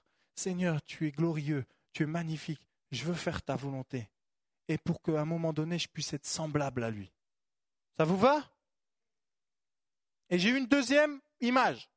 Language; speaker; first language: French; native; French